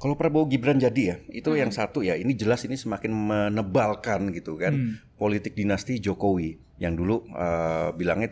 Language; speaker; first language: Indonesian; native; Indonesian